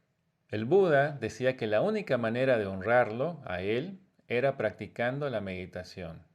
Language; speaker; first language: Spanish; native; Spanish